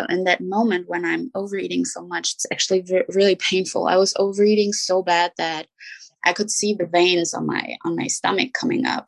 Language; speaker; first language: English; non-native, fluent; German